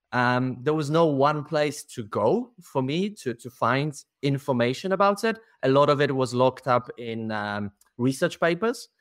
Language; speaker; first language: English; non-native, fluent; Polish